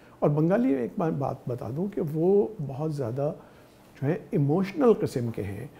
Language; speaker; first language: Urdu; native; Urdu